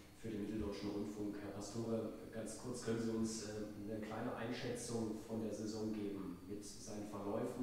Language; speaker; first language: German; native; German